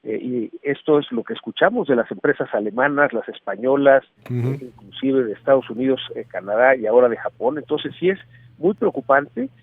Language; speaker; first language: Spanish; native; Spanish